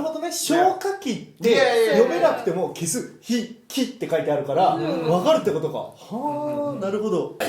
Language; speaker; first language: Japanese; native; Japanese